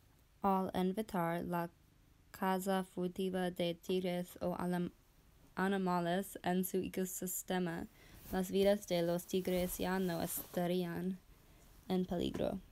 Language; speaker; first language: Spanish; non-native, learner; English